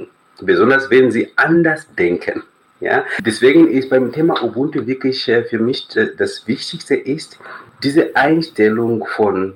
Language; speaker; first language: German; non-native, fluent; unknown